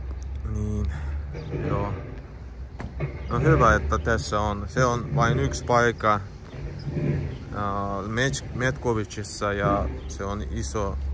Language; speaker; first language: Finnish; non-native, learner; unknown